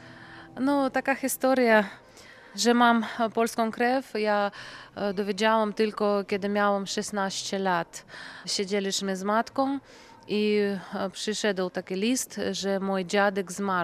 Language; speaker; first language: Polish; non-native, fluent; Russian